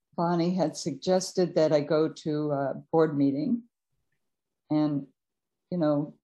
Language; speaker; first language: English; native; English